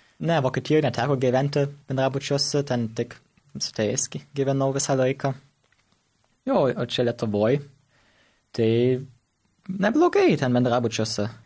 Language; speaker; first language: Lithuanian; early bilingual, heritage; Lithuanian